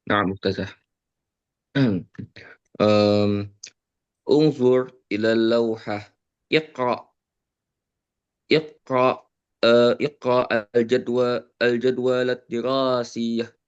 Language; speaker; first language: Arabic; non-native, learner; Indonesian